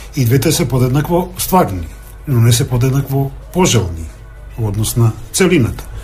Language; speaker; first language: Macedonian; native; Macedonian